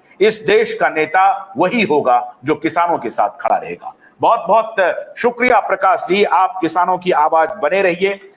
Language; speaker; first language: Hindi; native; Hindi